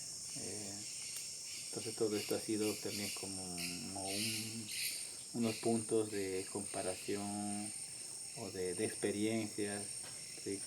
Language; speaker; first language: Spanish; non-native, local second language; Quechua